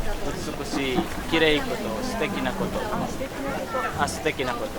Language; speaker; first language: Japanese; non-native, learner; Indonesian